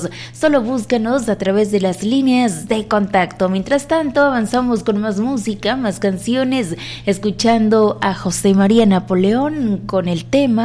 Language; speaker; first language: Spanish; native; Spanish